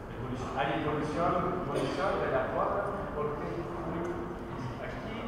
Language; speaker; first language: Spanish; non-native, learner; French